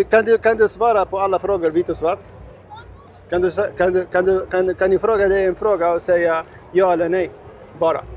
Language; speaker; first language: Swedish; non-native, learner; Arabic